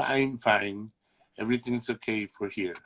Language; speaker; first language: English; non-native, learner; Spanish